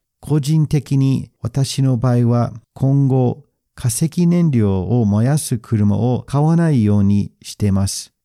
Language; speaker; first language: Japanese; non-native, fluent; English